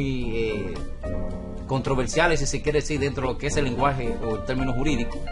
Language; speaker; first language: Spanish; native; Spanish